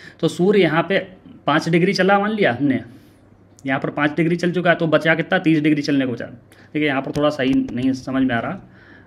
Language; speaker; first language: Hindi; native; Hindi